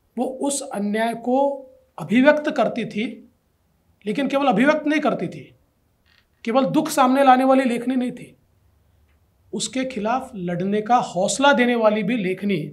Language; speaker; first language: Hindi; non-native, local second language; Marathi